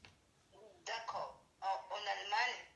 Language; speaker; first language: French; non-native, learner; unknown